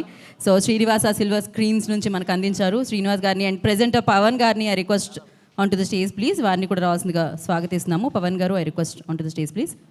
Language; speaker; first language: Telugu; native; Telugu